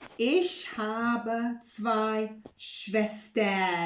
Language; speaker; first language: German; non-native, fluent; English